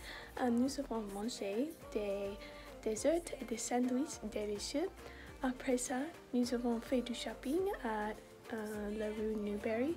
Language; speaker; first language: French; non-native, learner; English